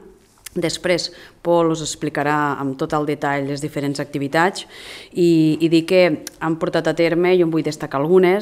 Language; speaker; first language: Catalan; native; Catalan